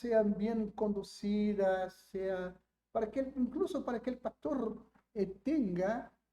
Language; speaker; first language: Spanish; non-native, fluent; Portuguese